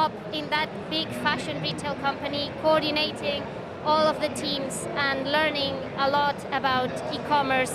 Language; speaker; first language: English; non-native, fluent; Spanish